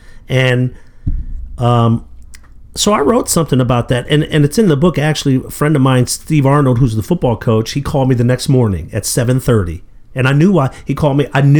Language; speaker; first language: English; native; English